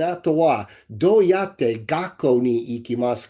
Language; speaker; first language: Japanese; non-native, learner; English